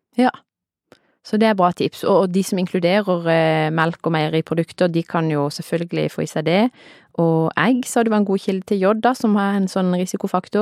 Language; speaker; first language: Norwegian; native; Norwegian